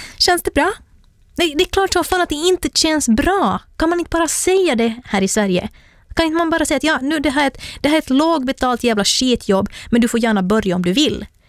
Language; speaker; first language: Swedish; native; Swedish